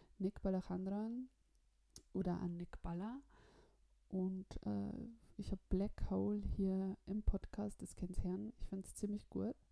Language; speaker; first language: German; native; German